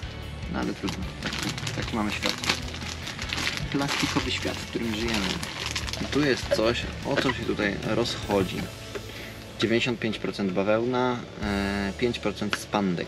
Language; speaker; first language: Polish; native; Polish